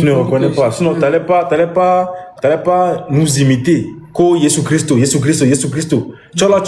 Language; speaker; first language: French; non-native, local second language; Lingala